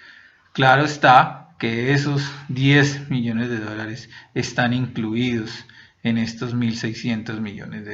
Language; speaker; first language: Spanish; native; Spanish